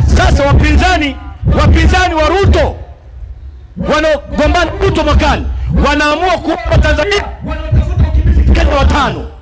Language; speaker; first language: Swahili; native; Swahili